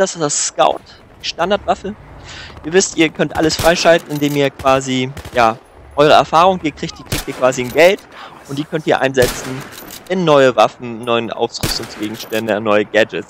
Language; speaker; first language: German; native; German